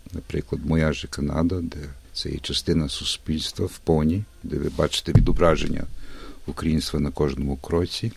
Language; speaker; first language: Ukrainian; early bilingual, heritage; Ukrainian